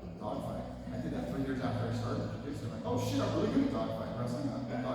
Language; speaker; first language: English; native; English